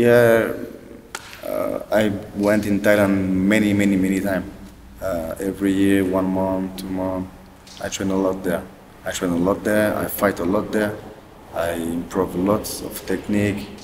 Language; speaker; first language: English; non-native, learner; French